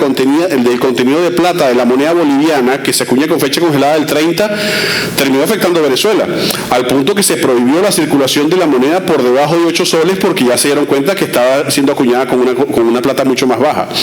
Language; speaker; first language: Spanish; native; Spanish